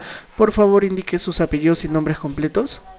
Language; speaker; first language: Spanish; native; Spanish